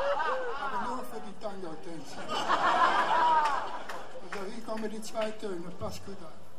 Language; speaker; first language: German; non-native, fluent; Dutch